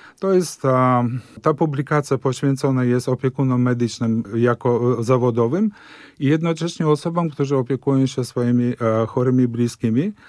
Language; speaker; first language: Polish; early bilingual, heritage; Polish